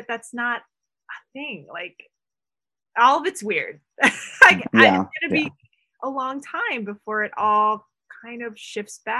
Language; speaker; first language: English; non-native, local second language; Filipino